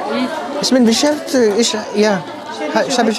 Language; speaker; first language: German; non-native, learner; Filipino